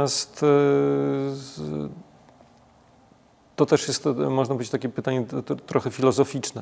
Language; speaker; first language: Polish; native; Polish